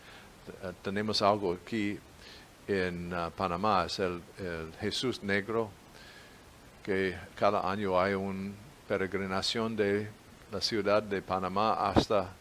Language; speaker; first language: Spanish; non-native, fluent; English